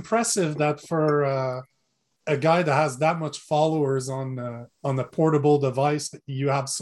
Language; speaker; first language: English; non-native, fluent; French